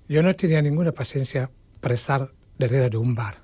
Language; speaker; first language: Catalan; non-native, fluent; Wolof